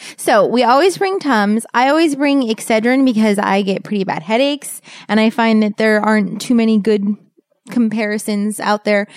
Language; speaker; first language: English; native; English